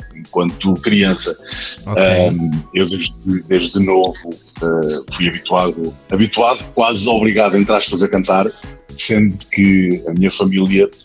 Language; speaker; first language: Portuguese; native; Portuguese